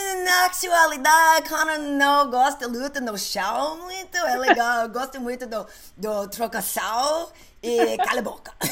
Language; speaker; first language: Portuguese; non-native, learner; English